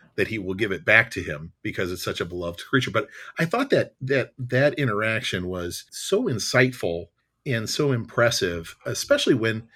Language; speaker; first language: English; native; English